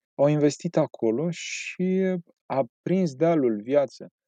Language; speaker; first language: Romanian; native; Romanian